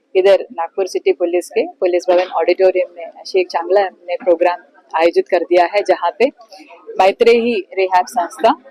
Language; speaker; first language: Hindi; non-native, local second language; Marathi